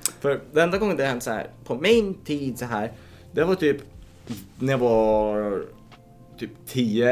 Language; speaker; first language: Swedish; native; Swedish